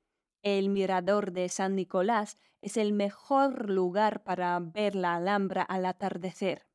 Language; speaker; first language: Spanish; non-native, fluent; Polish